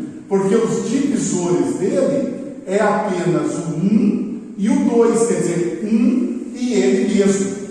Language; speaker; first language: Portuguese; native; Portuguese